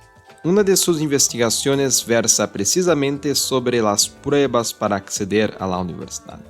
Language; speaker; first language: Portuguese; non-native, learner; Spanish